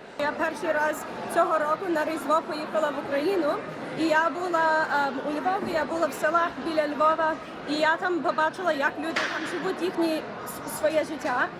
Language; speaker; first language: Ukrainian; early bilingual, heritage; Ukrainian